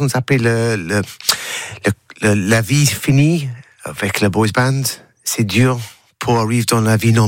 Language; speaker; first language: French; non-native, learner; English